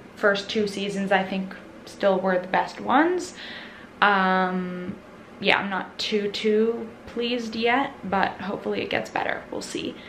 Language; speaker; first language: English; native; English